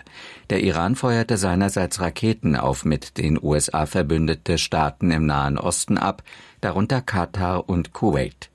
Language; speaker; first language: German; native; German